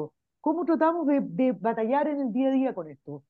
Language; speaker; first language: Spanish; native; Spanish